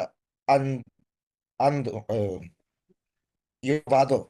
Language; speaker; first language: Italian; non-native, learner; Bangla